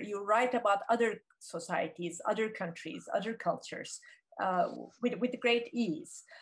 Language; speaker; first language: English; non-native, fluent; Turkish